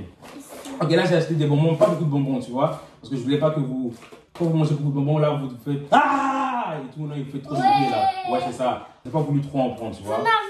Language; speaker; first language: French; native; French